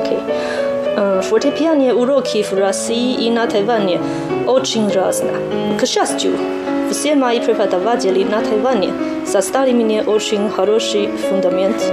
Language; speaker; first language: Russian; non-native, learner; Chinese